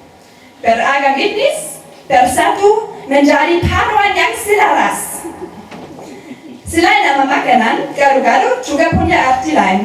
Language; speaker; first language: Indonesian; non-native, learner; German